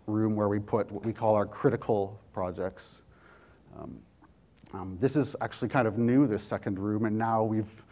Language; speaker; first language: English; native; English